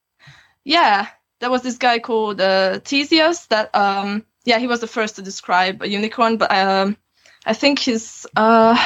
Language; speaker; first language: English; non-native, fluent; Romanian